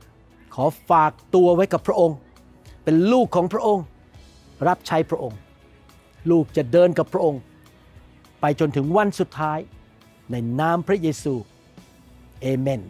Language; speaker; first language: Thai; native; Thai